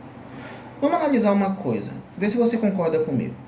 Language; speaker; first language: Portuguese; native; Portuguese